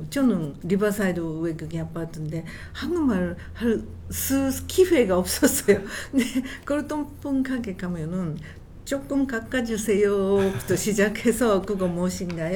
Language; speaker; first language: Korean; non-native, learner; Japanese